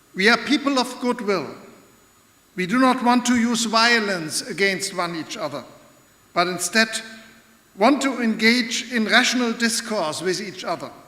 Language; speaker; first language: English; non-native, fluent; German